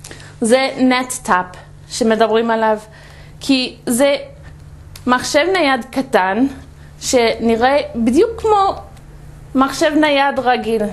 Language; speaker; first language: Hebrew; non-native, fluent; English